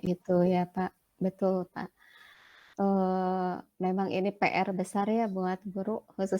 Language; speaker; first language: Indonesian; non-native, local second language; Sundanese